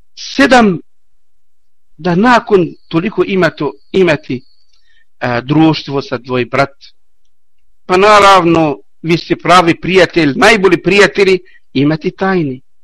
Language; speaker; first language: Bosnian; non-native, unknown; Arabic